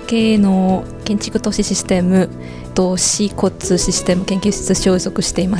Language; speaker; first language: Japanese; non-native, fluent; Indonesian